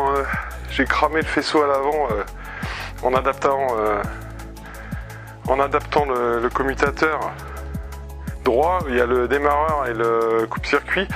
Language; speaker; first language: French; native; French